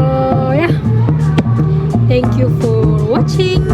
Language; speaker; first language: English; non-native, learner; Indonesian